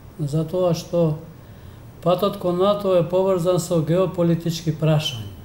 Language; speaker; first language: Macedonian; non-native, local second language; Albanian